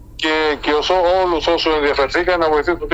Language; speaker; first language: Greek; early bilingual, heritage; Spanish